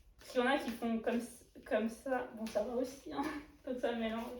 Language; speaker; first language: French; native; French